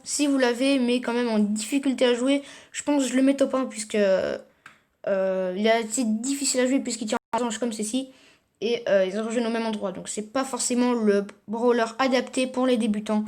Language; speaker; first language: French; native; French